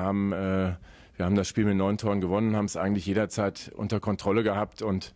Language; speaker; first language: German; native; German